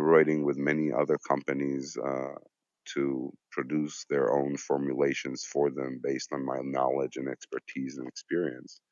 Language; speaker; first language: English; non-native, fluent; Hebrew